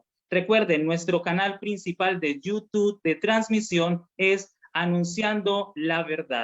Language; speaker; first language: Spanish; native; Spanish